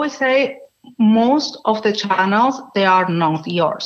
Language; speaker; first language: English; non-native, fluent; Spanish